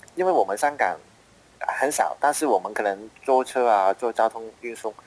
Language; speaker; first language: Chinese; non-native, fluent; Cantonese